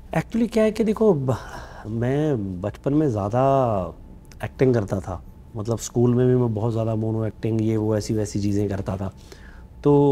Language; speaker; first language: Hindi; non-native, local second language; Punjabi